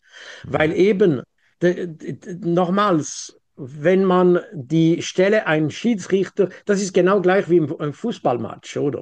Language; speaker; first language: German; non-native, local second language; French